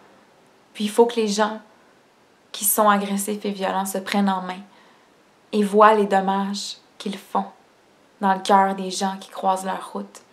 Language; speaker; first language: French; native; French